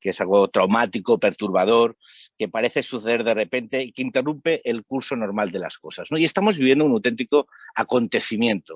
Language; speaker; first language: Spanish; native; Spanish